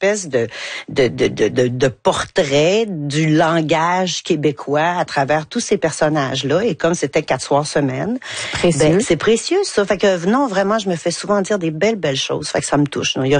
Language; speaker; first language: French; native; French